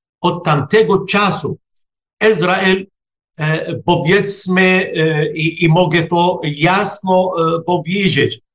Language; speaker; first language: Polish; non-native, fluent; Arabic